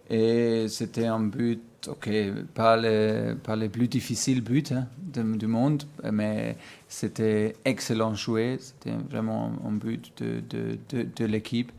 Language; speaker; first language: French; non-native, fluent; German